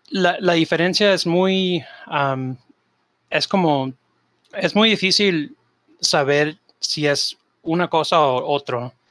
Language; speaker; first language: Spanish; early bilingual, heritage; Spanish